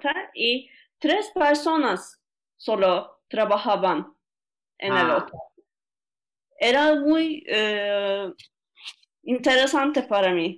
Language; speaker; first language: Spanish; non-native, learner; Turkish